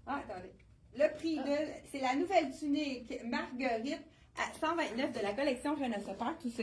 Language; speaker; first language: French; native; French